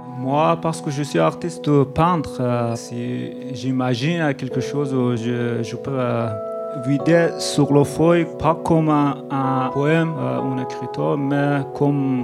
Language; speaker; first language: French; non-native, learner; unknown